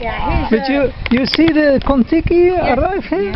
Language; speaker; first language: English; non-native, learner; Spanish